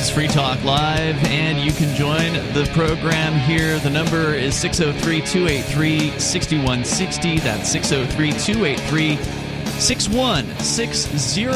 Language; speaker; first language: English; native; English